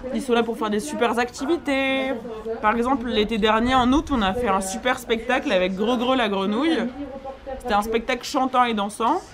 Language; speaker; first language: French; native; French